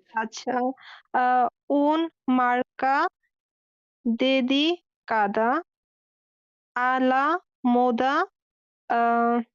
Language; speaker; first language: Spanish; non-native, learner; Bangla